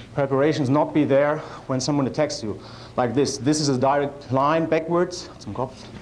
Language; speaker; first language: English; non-native, fluent; German